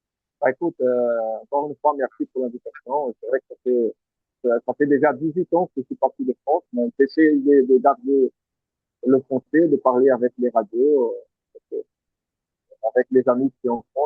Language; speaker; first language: French; non-native, fluent; Portuguese